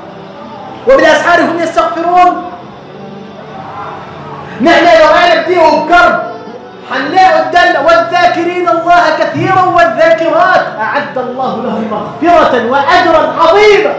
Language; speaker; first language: Arabic; native; Arabic